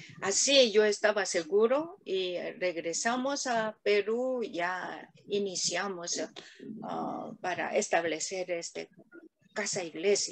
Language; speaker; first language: Spanish; non-native, learner; Korean